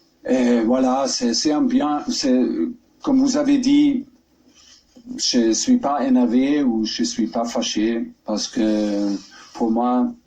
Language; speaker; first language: French; non-native, learner; German